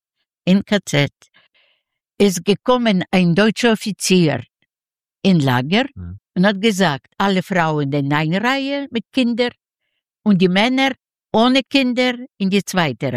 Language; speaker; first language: German; non-native, learner; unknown